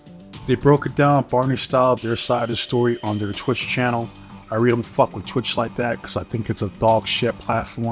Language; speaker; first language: English; native; English